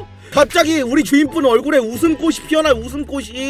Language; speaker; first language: Korean; native; Korean